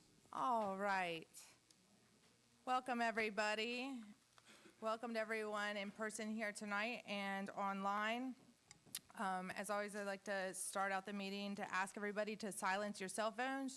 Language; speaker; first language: English; native; English